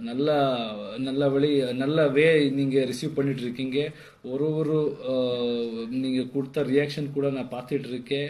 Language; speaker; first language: Tamil; non-native, learner; Kannada